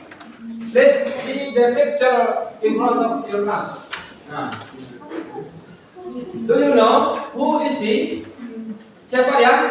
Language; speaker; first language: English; non-native, learner; Indonesian